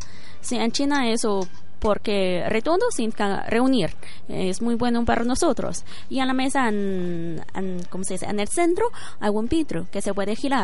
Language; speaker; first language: Spanish; non-native, learner; Chinese